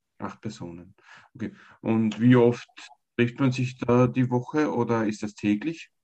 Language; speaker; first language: German; native; German